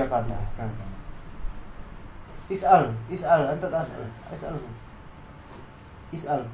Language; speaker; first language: Arabic; non-native, fluent; Indonesian